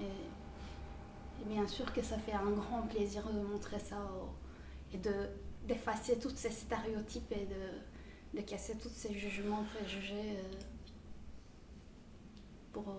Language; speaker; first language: French; early bilingual, other home language; Turkish